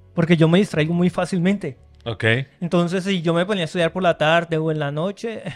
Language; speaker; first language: Spanish; native; Spanish